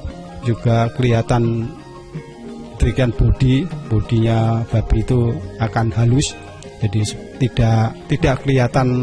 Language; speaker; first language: Indonesian; non-native, local second language; Javanese